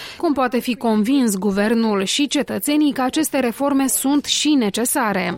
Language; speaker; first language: Romanian; native; Romanian